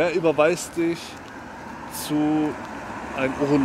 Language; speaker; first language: German; native; German